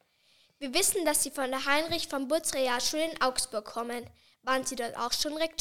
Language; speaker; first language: German; native; German